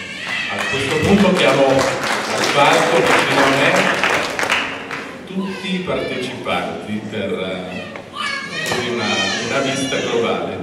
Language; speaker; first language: Italian; native; Italian